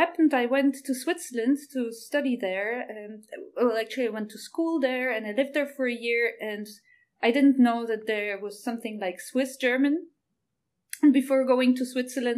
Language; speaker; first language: English; non-native, fluent; Ukrainian